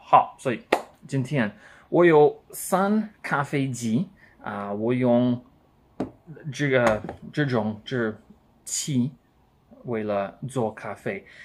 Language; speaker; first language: Chinese; non-native, learner; English